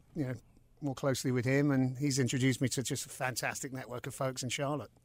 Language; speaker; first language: English; native; English